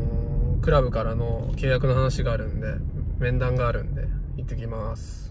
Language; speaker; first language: Japanese; native; Japanese